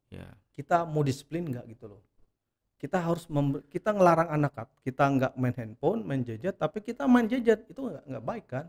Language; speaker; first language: Indonesian; native; Indonesian